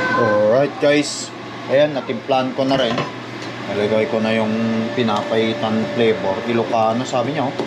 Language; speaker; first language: Filipino; non-native, local second language; Iloko